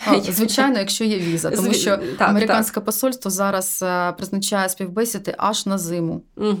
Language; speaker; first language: Ukrainian; native; Ukrainian